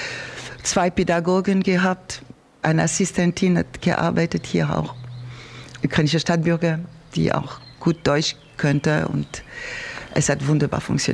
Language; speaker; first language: German; non-native, fluent; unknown